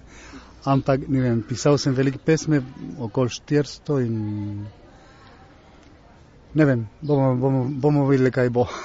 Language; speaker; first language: Slovenian; early bilingual, heritage; Slovenian